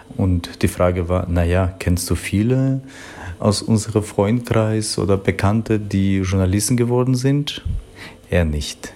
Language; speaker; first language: German; non-native, fluent; Albanian